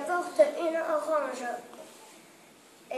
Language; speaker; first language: French; non-native, learner; Arabic